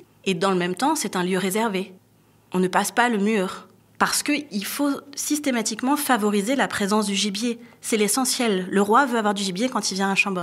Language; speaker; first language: French; native; French